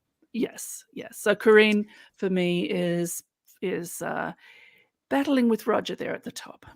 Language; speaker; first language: English; native; English